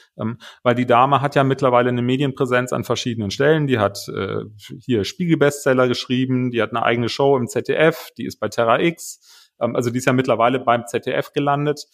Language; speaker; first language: German; native; German